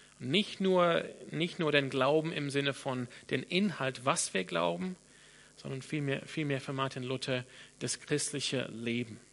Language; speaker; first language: German; non-native, fluent; English